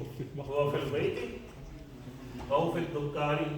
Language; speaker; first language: Arabic; non-native, learner; Urdu